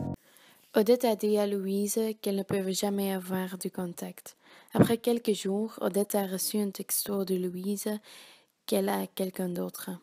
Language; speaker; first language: French; non-native, learner; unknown